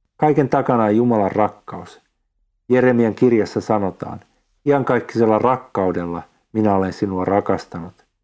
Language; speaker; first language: Finnish; native; Finnish